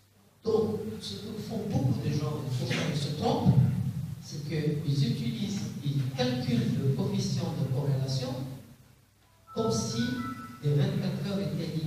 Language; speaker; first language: French; non-native, local second language; Arabic